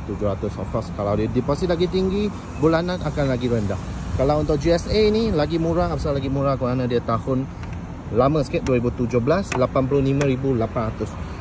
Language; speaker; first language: Malay; non-native, local second language; Chinese